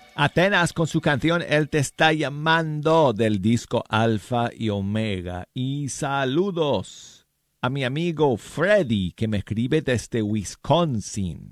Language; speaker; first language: Spanish; non-native, fluent; English